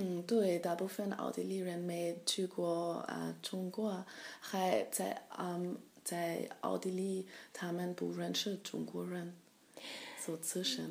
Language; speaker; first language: Chinese; non-native, learner; German